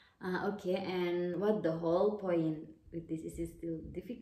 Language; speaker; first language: English; non-native, learner; Indonesian